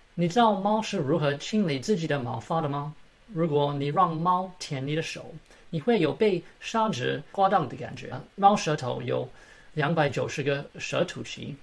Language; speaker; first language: Chinese; early bilingual, heritage; Chinese